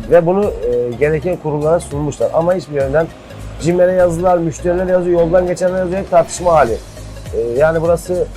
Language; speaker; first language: Turkish; native; Turkish